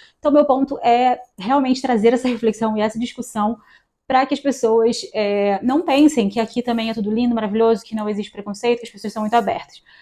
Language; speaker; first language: Portuguese; native; Portuguese